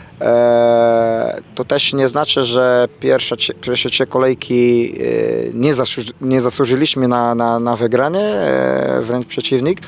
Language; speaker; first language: Polish; non-native, fluent; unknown